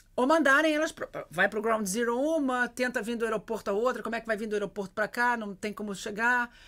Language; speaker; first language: Portuguese; native; Portuguese